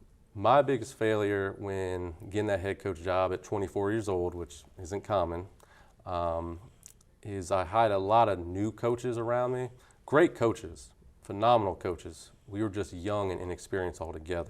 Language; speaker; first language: English; native; English